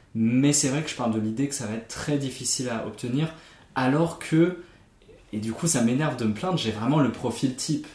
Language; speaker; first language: French; non-native, fluent; German